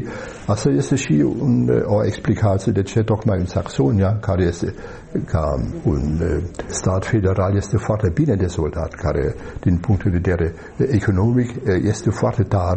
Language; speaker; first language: Romanian; non-native, fluent; German